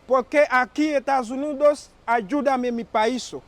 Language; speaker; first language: Spanish; non-native, learner; Haitian Creole